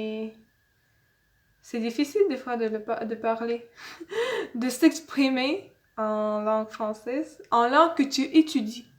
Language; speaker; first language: French; non-native, learner; Russian